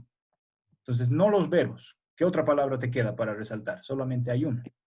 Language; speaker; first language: Spanish; native; Spanish